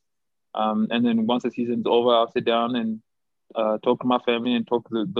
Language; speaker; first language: English; native; English